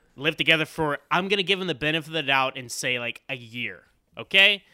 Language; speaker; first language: English; native; English